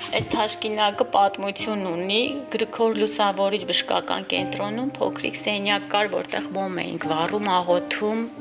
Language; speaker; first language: Armenian; native; Armenian